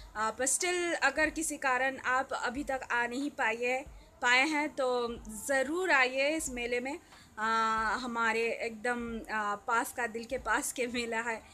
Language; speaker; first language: Hindi; non-native, local second language; Bangla